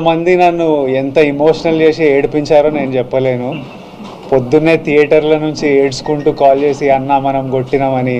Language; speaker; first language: Telugu; native; Telugu